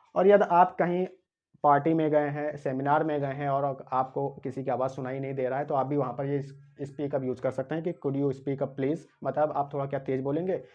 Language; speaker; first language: Hindi; native; Hindi